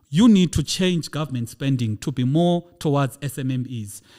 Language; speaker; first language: English; non-native, local second language; Xhosa